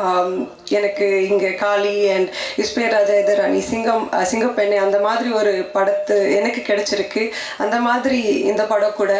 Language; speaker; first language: Tamil; non-native, local second language; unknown